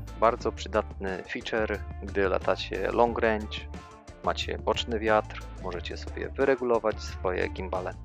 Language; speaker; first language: Polish; native; Polish